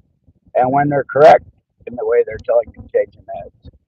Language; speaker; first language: English; native; English